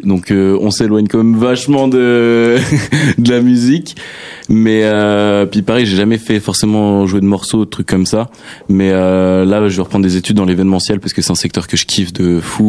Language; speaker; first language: French; native; French